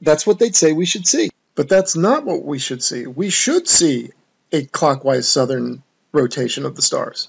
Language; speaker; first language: English; native; English